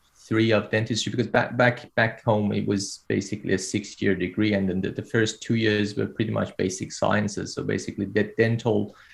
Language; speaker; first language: English; non-native, fluent; Persian